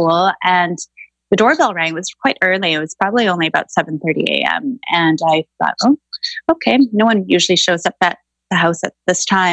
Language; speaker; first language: English; native; English